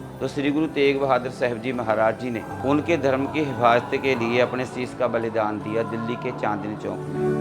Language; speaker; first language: Hindi; non-native, local second language; Punjabi